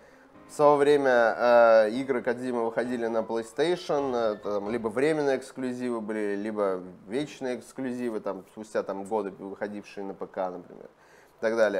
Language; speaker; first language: Russian; native; Russian